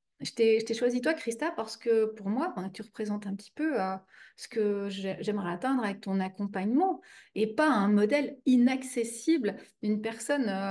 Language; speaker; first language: French; native; French